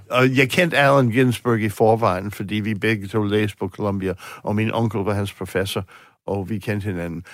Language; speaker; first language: Danish; non-native, fluent; English